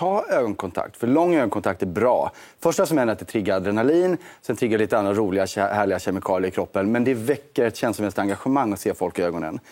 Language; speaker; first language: Swedish; native; Swedish